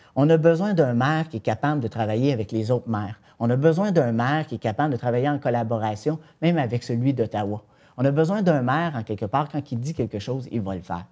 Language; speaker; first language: French; native; French